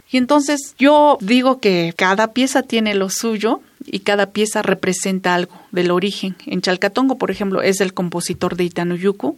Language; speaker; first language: Spanish; non-native, local second language; Mixtepec Mixtec